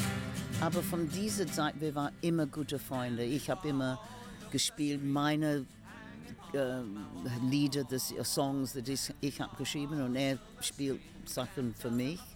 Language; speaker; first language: German; non-native, fluent; English